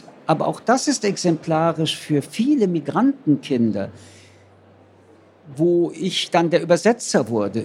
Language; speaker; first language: German; early bilingual, other home language; French